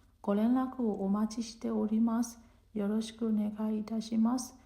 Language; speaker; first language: Japanese; non-native, fluent; Burmese